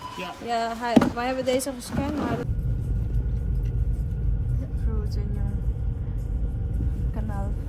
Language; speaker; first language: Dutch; non-native, learner; Filipino